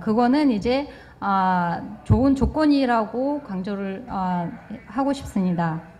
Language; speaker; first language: Korean; non-native, fluent; Kyrgyz